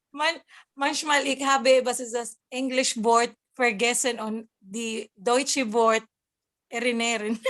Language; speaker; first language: German; non-native, learner; Cebuano